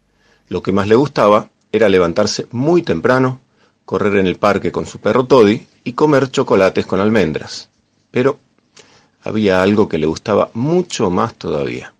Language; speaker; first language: Spanish; native; Spanish